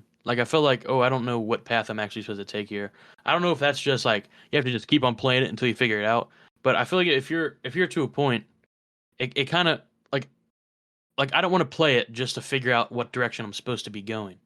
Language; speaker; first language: English; native; English